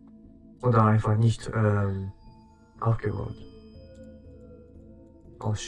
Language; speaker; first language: German; non-native, learner; Japanese